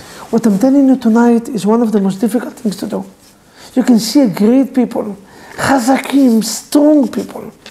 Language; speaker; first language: English; non-native, fluent; Hebrew